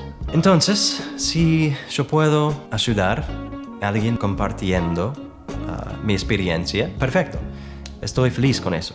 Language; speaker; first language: Spanish; non-native, fluent; English